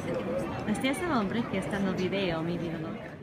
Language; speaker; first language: Spanish; non-native, learner; English